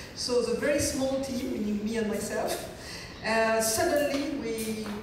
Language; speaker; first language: English; non-native, fluent; French